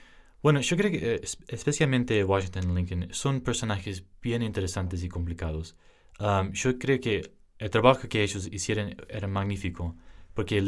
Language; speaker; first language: Spanish; early bilingual, heritage; English